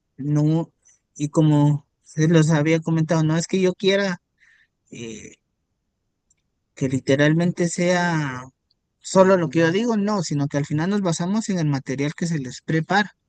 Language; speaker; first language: Spanish; native; Spanish